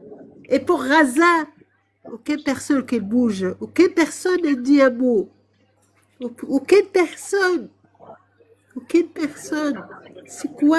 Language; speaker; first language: French; non-native, local second language; Arabic